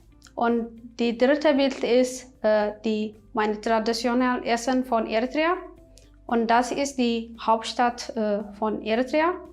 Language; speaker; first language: German; non-native, learner; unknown